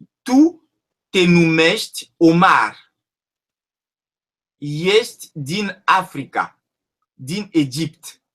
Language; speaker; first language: Romanian; non-native, learner; French